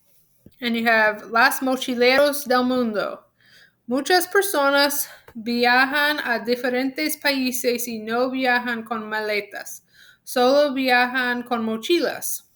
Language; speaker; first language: Spanish; non-native, fluent; English